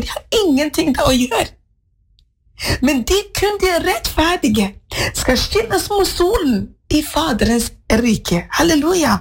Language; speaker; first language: Norwegian; non-native, fluent; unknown